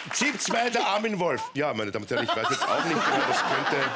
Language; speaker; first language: German; native; German